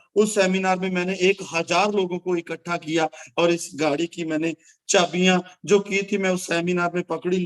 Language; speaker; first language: Hindi; non-native, local second language; Punjabi